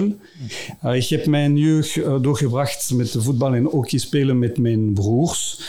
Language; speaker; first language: Dutch; non-native, local second language; French